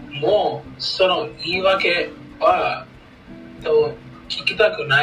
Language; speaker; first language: Japanese; non-native, learner; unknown